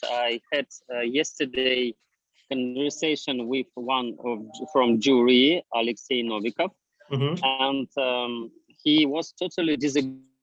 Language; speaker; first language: English; non-native, learner; Russian